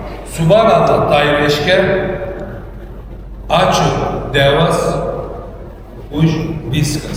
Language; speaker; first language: Lithuanian; non-native, learner; Turkish